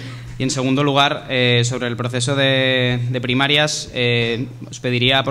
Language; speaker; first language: Spanish; native; Spanish